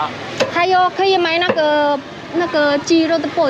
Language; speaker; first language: Chinese; non-native, learner; Javanese